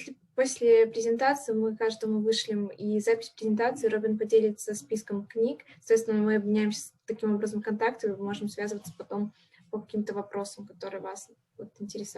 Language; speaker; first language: Russian; native; Russian